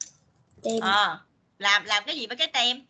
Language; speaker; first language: Vietnamese; native; Vietnamese